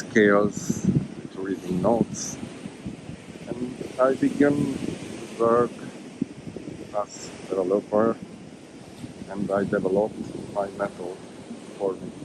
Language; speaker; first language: English; non-native, learner; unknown